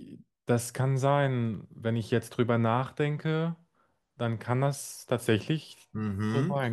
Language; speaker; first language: German; non-native, fluent; Arabic